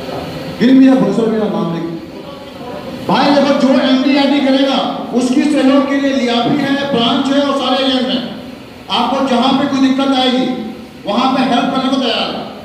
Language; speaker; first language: Hindi; native; Hindi